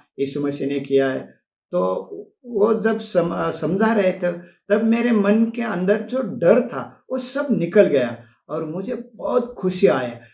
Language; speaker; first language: Hindi; non-native, local second language; Marathi